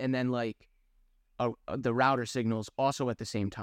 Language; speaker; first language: English; native; English